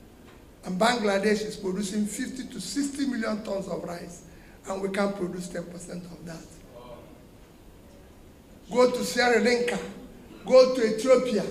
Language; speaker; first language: English; non-native, local second language; Igbo